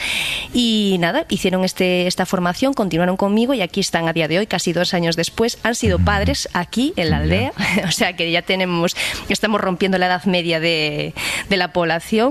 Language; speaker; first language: Spanish; native; Spanish